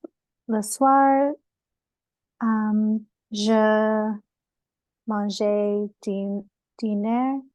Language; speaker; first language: French; non-native, learner; English